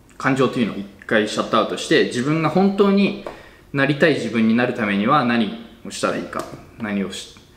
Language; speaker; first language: Japanese; native; Japanese